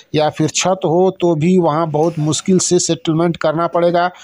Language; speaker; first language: Hindi; native; Hindi